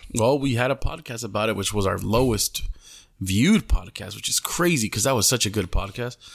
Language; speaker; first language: English; early bilingual, other home language; Spanish